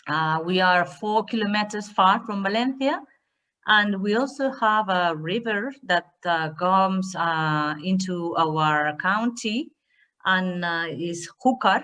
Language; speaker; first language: English; non-native, learner; Spanish